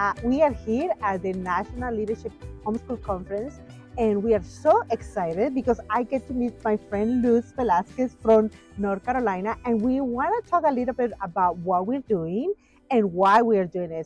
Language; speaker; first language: English; non-native, fluent; Spanish